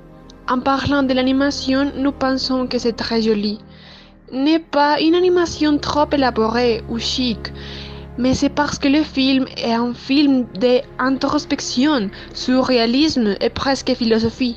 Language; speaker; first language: French; non-native, learner; Spanish